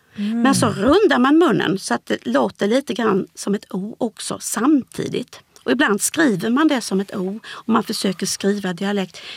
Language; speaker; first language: Swedish; native; Swedish